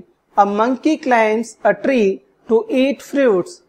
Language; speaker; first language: English; non-native, local second language; Hindi